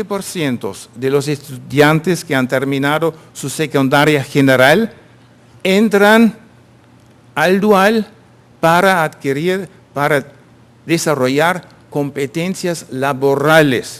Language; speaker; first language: Spanish; non-native, fluent; German